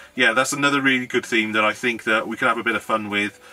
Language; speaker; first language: English; native; English